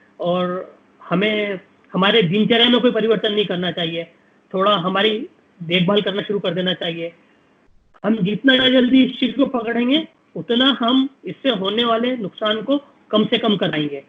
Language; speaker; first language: Hindi; native; Hindi